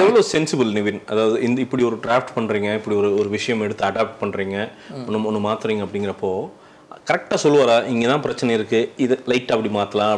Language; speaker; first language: Tamil; native; Tamil